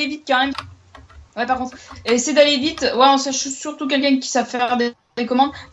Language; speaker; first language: French; native; French